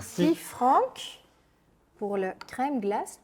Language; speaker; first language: French; non-native, local second language; Dutch